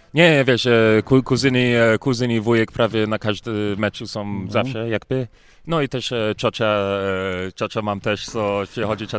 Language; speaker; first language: Polish; early bilingual, heritage; English